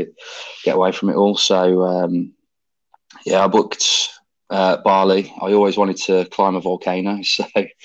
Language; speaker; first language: English; native; English